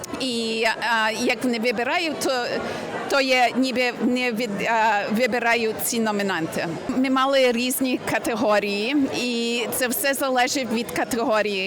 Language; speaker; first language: Ukrainian; early bilingual, heritage; Ukrainian